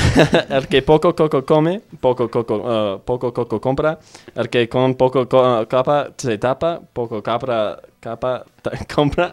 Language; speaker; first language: Spanish; non-native, fluent; English